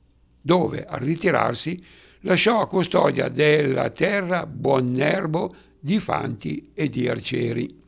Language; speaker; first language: Italian; native; Italian